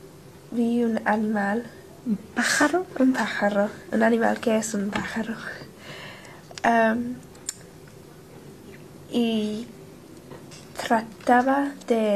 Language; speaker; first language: Spanish; non-native, learner; English